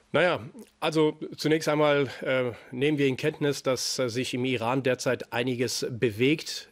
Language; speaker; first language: German; early bilingual, other home language; Persian